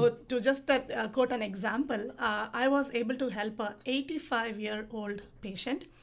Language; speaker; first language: English; non-native, local second language; Tamil